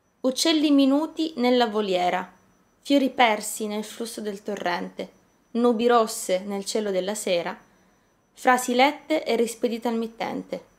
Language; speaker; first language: Italian; native; Italian